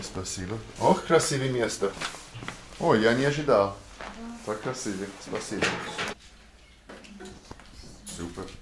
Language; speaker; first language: Russian; non-native, learner; English